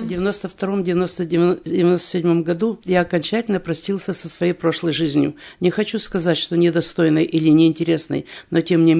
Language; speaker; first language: Russian; native; Russian